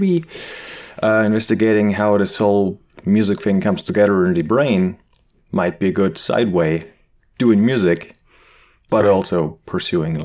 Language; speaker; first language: English; non-native, fluent; German